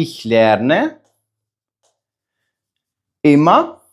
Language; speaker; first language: German; non-native, fluent; Ukrainian